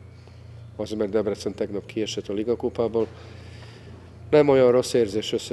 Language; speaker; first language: Hungarian; non-native, fluent; Serbian